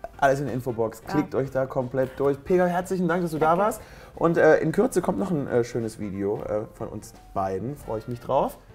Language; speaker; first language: German; native; German